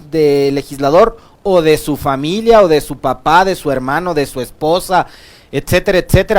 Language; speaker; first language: Spanish; native; Spanish